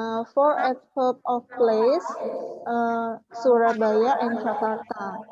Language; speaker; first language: English; non-native, learner; Indonesian